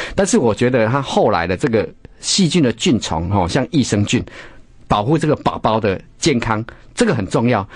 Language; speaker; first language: Chinese; native; Chinese